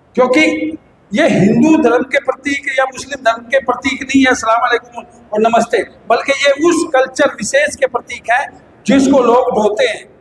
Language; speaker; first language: Hindi; native; Hindi